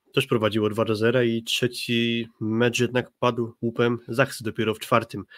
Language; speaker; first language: Polish; native; Polish